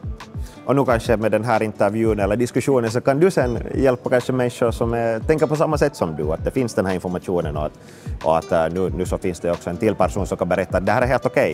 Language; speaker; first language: Swedish; native; Swedish